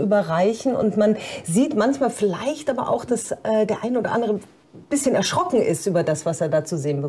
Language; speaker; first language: German; native; German